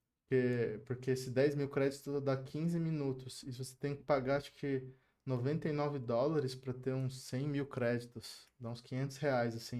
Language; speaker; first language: Portuguese; native; Portuguese